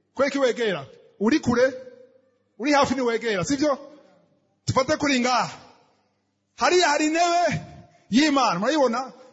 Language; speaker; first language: Rundi; native; Rundi